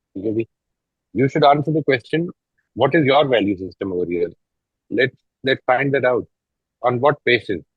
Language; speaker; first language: English; non-native, local second language; Urdu